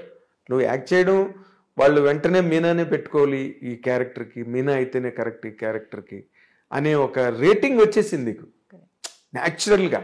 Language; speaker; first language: Telugu; native; Telugu